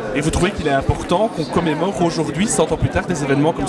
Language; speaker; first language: French; native; French